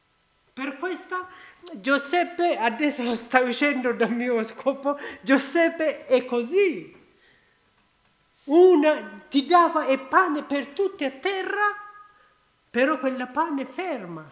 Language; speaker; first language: Italian; non-native, learner; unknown